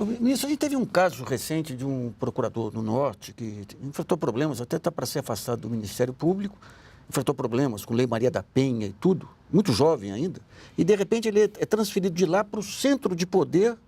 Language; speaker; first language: Portuguese; native; Portuguese